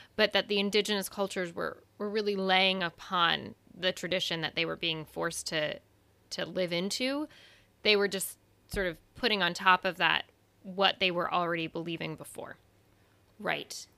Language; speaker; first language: English; early bilingual, other home language; Spanish